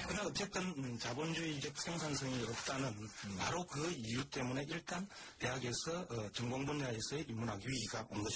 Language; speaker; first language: Korean; native; Korean